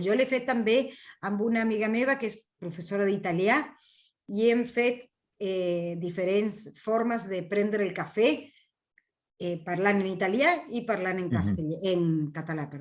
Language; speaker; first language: Catalan; non-native, fluent; Spanish